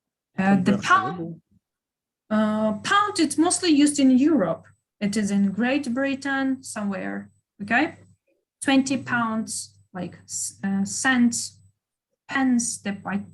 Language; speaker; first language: English; non-native, fluent; Kyrgyz